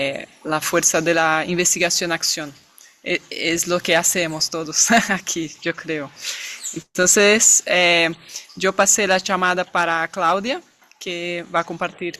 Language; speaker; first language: Spanish; non-native, fluent; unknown